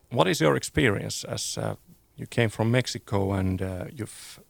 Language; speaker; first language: English; non-native, fluent; Finnish